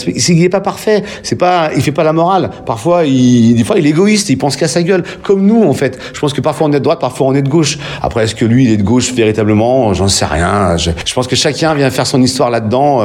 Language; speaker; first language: French; native; French